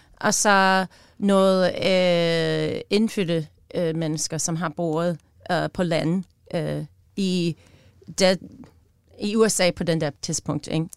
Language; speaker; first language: Danish; non-native, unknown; English